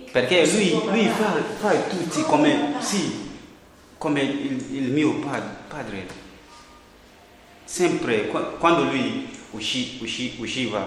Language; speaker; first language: Italian; non-native, learner; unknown